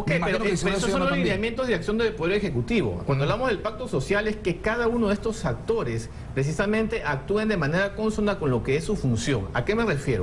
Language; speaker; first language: Spanish; native; Spanish